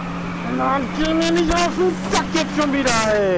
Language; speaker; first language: German; native; German